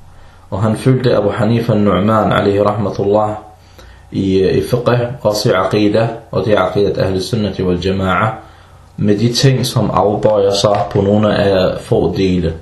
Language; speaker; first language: Danish; non-native, fluent; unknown